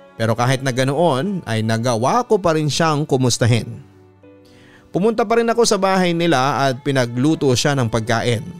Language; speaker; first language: Filipino; native; Filipino